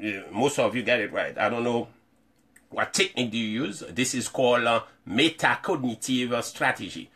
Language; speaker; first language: English; non-native, fluent; Haitian Creole